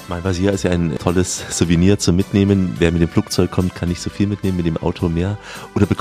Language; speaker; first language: German; native; German